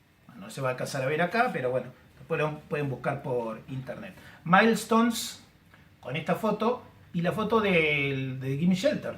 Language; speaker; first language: Spanish; native; Spanish